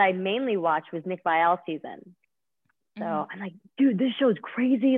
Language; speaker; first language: English; native; English